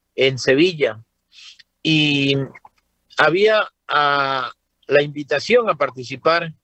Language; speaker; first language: Spanish; native; Spanish